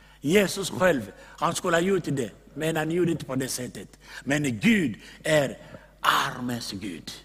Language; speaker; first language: Swedish; non-native, fluent; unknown